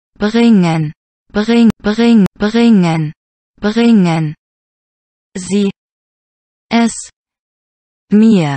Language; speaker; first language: German; non-native, learner; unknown